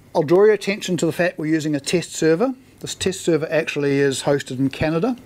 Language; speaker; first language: English; native; English